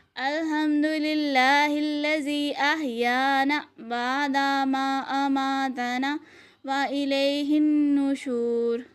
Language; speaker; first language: Urdu; native; Urdu